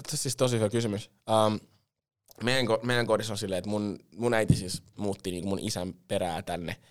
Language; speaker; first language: Finnish; early bilingual, other home language; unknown